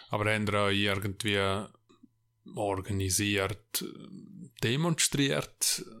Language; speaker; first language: German; native; German